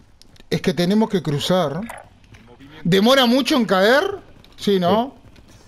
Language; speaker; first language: Spanish; native; Spanish